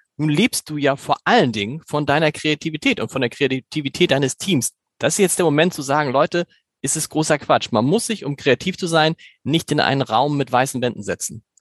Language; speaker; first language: German; native; German